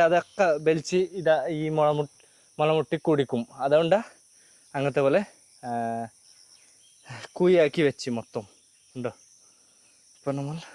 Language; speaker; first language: Malayalam; non-native, learner; Bangla